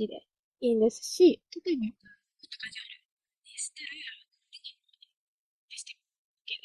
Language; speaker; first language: Japanese; non-native, fluent; Indonesian